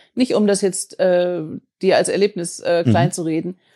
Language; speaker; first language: German; native; German